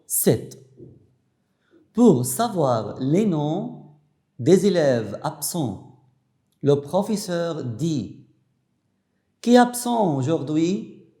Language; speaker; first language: French; non-native, fluent; Arabic